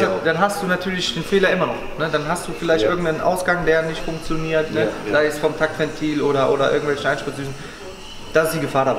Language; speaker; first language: German; native; German